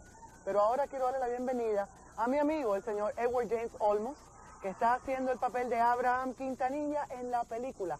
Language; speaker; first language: Spanish; native; Spanish